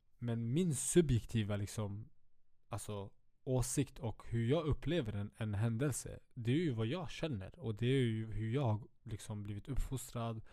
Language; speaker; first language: Swedish; early bilingual, other home language; Kurdish